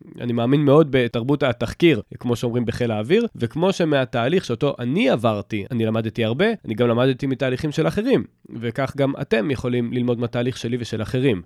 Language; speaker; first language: Hebrew; native; Hebrew